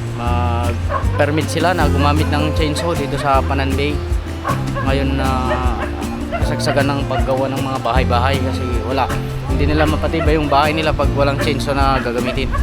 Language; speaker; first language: Filipino; non-native, local second language; Iloko